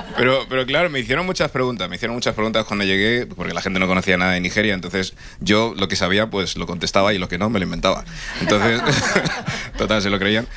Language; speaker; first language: Spanish; early bilingual, other home language; English